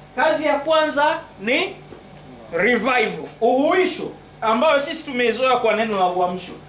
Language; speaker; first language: Swahili; native; Swahili